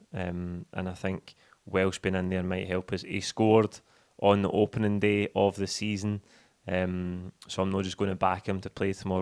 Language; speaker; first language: English; native; English